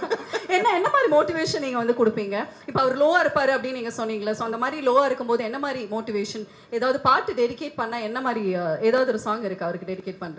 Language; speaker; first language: Tamil; native; Tamil